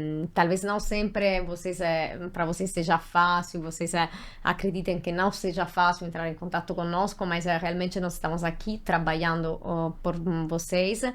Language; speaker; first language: Portuguese; non-native, fluent; Italian